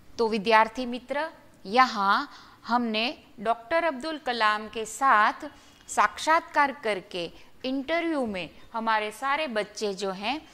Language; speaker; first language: Hindi; non-native, local second language; Gujarati